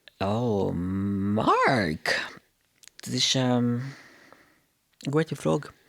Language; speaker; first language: German; non-native, fluent; Portuguese